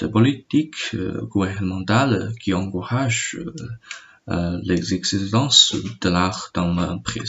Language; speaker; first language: French; non-native, learner; Chinese